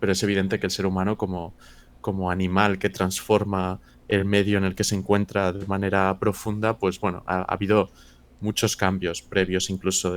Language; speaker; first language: Spanish; native; Spanish